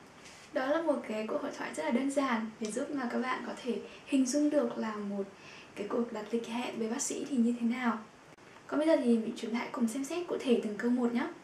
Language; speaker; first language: Vietnamese; native; Vietnamese